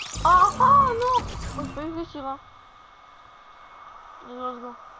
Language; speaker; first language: French; native; French